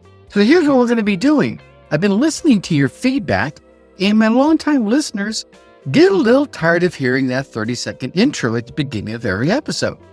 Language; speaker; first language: English; native; English